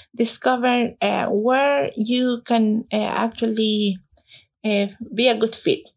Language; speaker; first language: English; non-native, fluent; Spanish